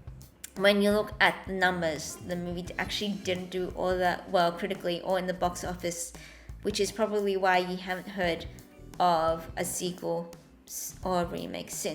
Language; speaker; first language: English; native; English